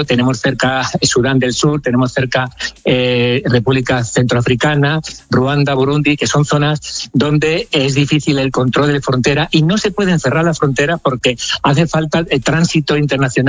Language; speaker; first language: Spanish; native; Spanish